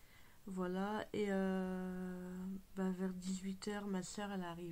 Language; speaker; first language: French; native; French